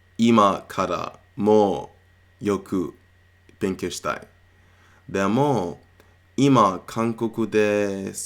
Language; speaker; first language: Japanese; non-native, learner; English